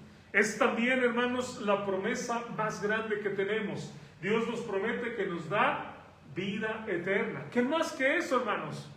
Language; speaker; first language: Spanish; native; Spanish